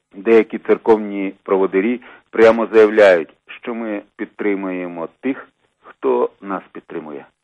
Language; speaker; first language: Ukrainian; native; Ukrainian